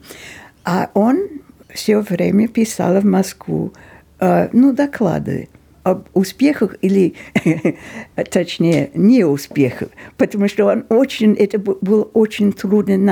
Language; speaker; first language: Russian; non-native, fluent; English